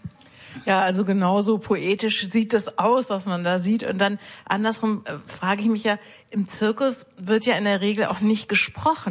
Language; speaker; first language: German; native; German